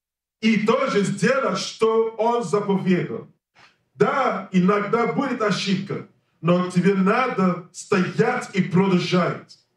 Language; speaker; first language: Russian; non-native, learner; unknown